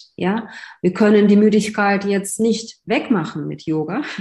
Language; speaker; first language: German; non-native, fluent; Russian